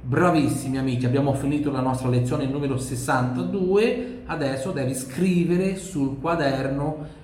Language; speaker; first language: Italian; non-native, fluent; Portuguese